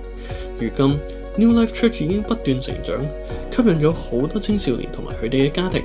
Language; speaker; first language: Cantonese; native; Cantonese